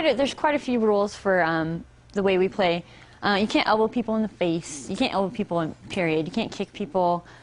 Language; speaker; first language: English; native; English